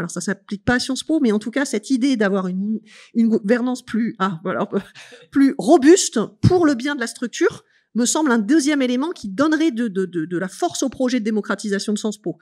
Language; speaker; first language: French; native; French